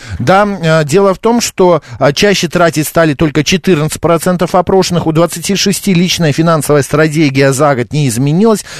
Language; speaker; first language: Russian; native; Russian